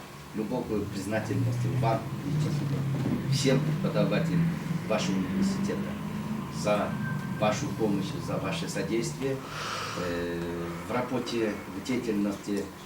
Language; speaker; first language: Russian; non-native, fluent; Chinese